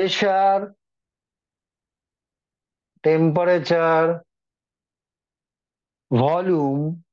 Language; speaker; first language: English; non-native, local second language; Hindi